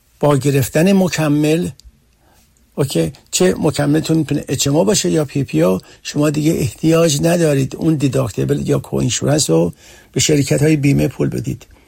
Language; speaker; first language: Persian; early bilingual, heritage; Persian